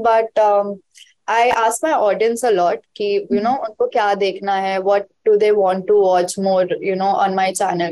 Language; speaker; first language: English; non-native, local second language; Hindi